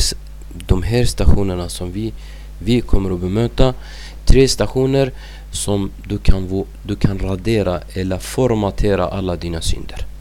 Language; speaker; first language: Swedish; non-native, fluent; Arabic